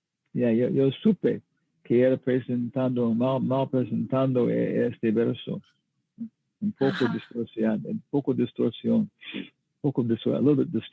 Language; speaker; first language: Spanish; non-native, learner; English